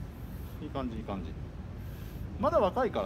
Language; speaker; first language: Japanese; native; Japanese